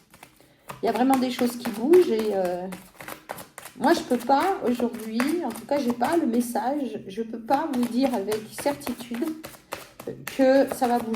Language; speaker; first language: French; native; French